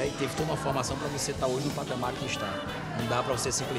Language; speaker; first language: Portuguese; native; Portuguese